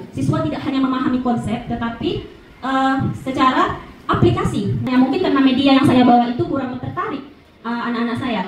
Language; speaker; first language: Indonesian; native; Indonesian